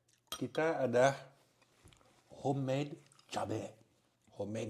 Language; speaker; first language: Indonesian; non-native, learner; French